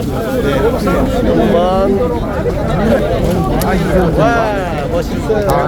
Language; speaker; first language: Korean; native; Korean